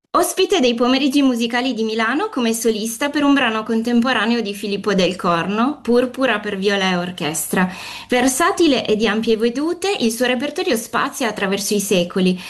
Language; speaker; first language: Italian; native; Italian